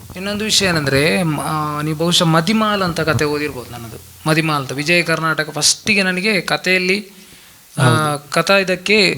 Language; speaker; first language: Kannada; non-native, local second language; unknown